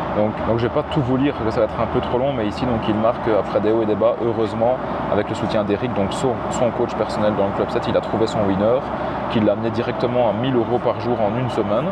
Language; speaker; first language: French; native; French